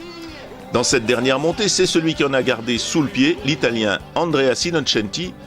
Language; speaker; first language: French; native; French